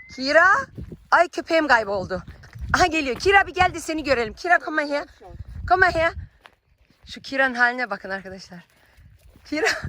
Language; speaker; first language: Turkish; early bilingual, heritage; Turkish